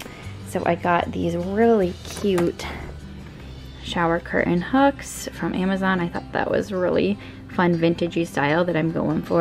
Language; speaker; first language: English; native; English